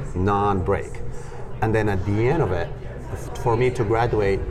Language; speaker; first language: English; non-native, fluent; Spanish